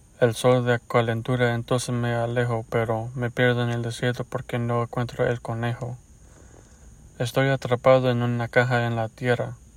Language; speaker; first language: Spanish; early bilingual, heritage; Spanish